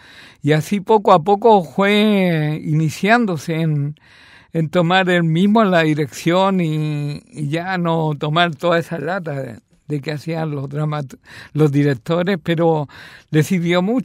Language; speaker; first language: Spanish; native; Spanish